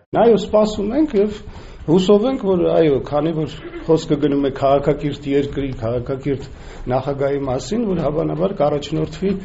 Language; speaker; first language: Armenian; native; Armenian